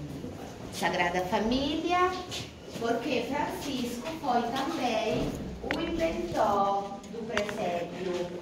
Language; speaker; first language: Portuguese; non-native, fluent; Italian